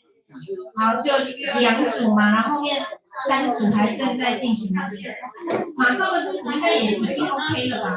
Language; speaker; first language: Chinese; native; Chinese